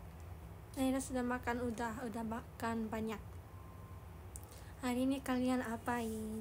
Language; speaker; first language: Indonesian; non-native, learner; Japanese